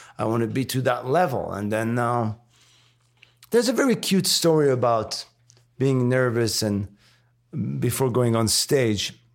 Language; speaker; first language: English; non-native, fluent; French